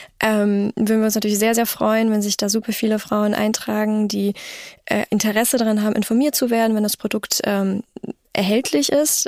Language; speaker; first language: German; native; German